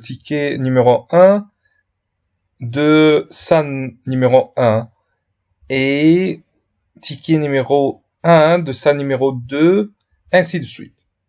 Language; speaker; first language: French; non-native, fluent; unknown